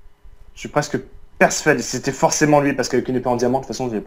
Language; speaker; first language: French; native; French